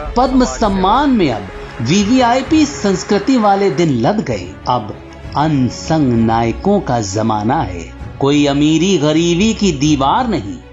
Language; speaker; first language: Hindi; native; Hindi